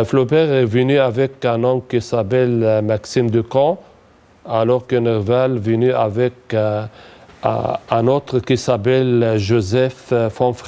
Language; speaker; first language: French; non-native, fluent; Arabic